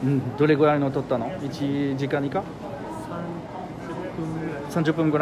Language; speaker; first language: Japanese; non-native, learner; French